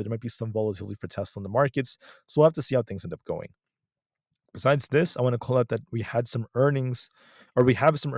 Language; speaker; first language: English; native; English